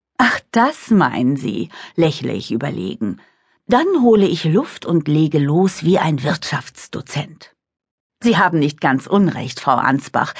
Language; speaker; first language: German; native; German